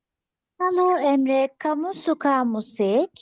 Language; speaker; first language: Indonesian; non-native, learner; Turkish